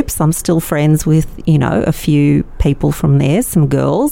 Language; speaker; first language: English; non-native, local second language; Yiddish